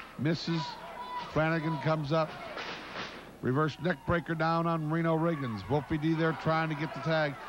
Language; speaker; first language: English; native; English